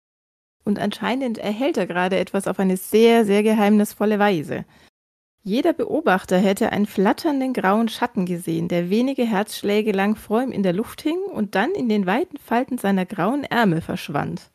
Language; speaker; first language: German; native; German